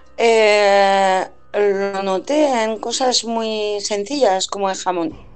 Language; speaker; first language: Spanish; non-native, fluent; French